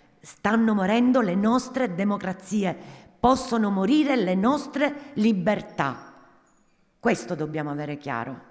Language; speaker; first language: Italian; native; Italian